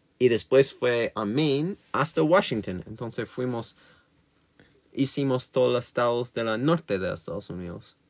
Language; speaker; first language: Spanish; non-native, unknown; English